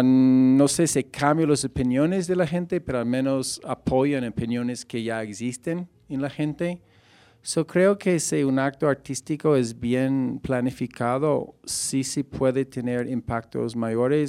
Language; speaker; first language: Spanish; non-native, fluent; English